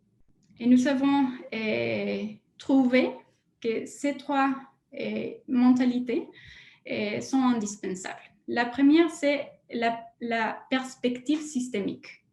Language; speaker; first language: French; non-native, fluent; Spanish